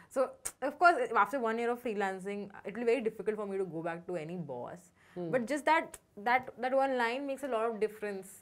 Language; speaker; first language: English; non-native, local second language; Hindi